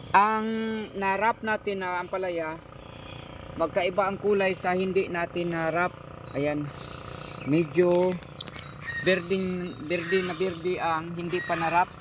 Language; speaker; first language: Filipino; non-native, local second language; Cebuano